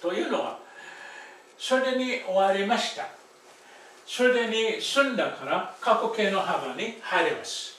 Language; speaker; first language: Japanese; non-native, fluent; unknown